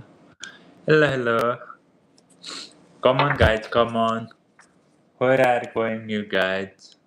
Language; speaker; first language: English; non-native, learner; Nepali